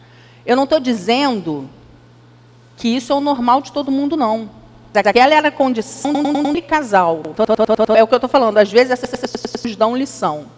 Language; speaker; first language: Portuguese; native; Portuguese